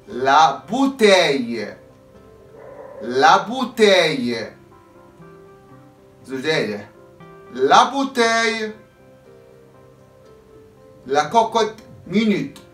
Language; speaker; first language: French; non-native, fluent; Arabic